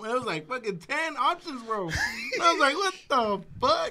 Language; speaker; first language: English; early bilingual, other home language; Spanish